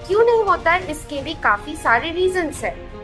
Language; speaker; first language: Hindi; non-native, local second language; Bangla